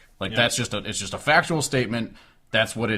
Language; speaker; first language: English; native; English